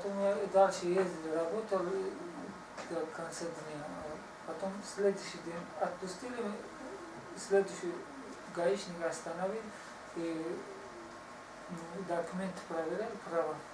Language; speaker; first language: Russian; non-native, learner; Tajik